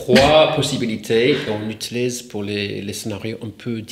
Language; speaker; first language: French; non-native, fluent; English